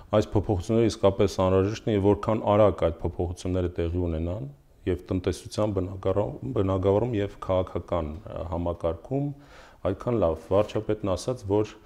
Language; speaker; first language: Armenian; native; Armenian